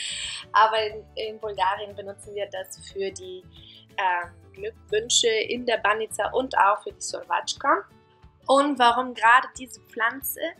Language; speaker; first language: German; non-native, fluent; Bulgarian